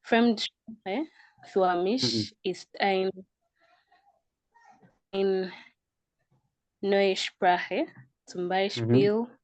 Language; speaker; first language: German; non-native, learner; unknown